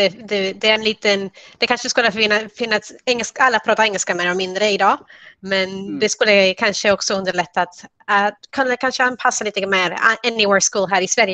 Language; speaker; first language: Swedish; non-native, fluent; Spanish